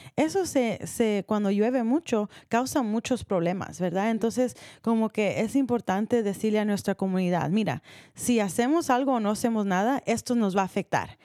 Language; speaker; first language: Spanish; early bilingual, heritage; Spanish